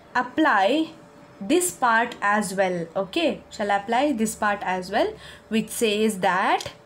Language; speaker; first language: English; non-native, local second language; Kannada